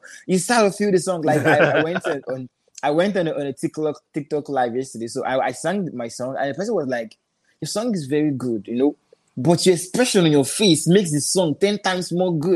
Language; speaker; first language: English; non-native, local second language; Igbo